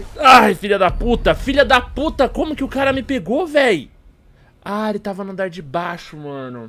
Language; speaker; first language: Portuguese; native; Portuguese